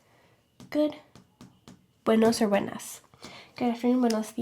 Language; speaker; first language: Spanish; non-native, learner; English